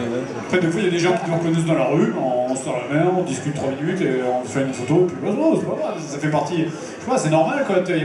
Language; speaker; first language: French; native; French